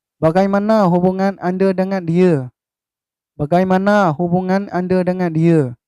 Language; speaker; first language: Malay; non-native, fluent; Burmese